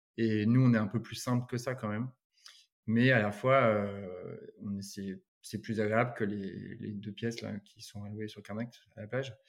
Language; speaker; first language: French; native; French